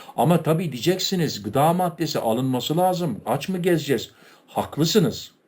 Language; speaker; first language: Turkish; early bilingual, heritage; Turkish